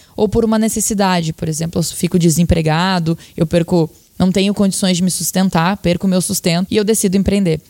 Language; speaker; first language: Portuguese; native; Portuguese